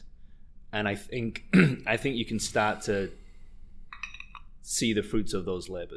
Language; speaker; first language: English; native; English